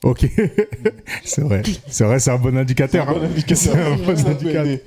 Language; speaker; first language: French; native; French